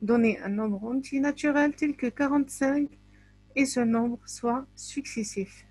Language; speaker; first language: French; non-native, local second language; Arabic